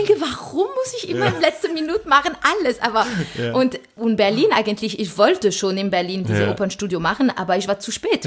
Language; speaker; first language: German; non-native, fluent; French